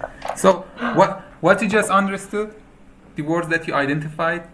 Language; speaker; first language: English; non-native, fluent; Persian